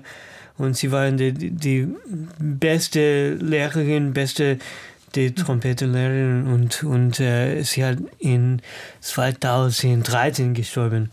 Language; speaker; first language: German; non-native, learner; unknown